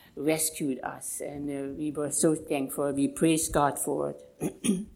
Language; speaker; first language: English; non-native, fluent; German